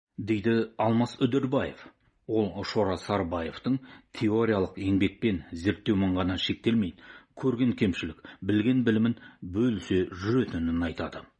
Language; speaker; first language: Kazakh; native; Kazakh